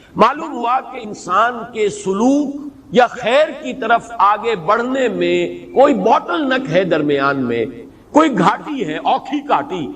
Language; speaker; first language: Urdu; native; Urdu